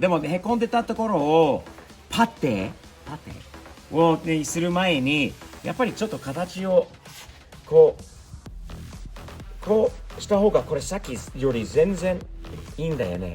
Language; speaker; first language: Japanese; non-native, fluent; English